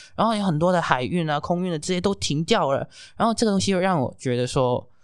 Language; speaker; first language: Chinese; non-native, fluent; Cantonese